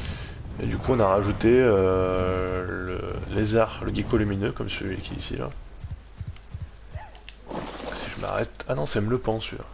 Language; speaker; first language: French; native; French